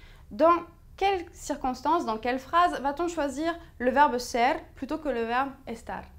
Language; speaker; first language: French; native; French